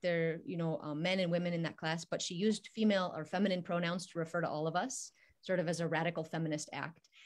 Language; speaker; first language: English; native; English